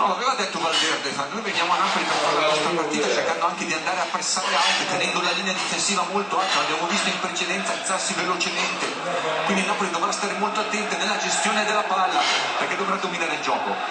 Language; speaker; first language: Italian; native; Italian